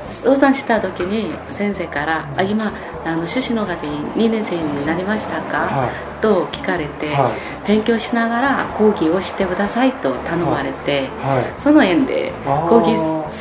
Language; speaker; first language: Japanese; non-native, fluent; Korean